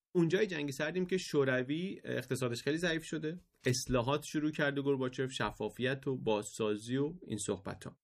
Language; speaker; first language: Persian; native; Persian